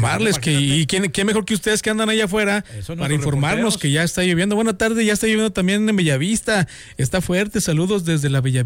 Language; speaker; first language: Spanish; native; Spanish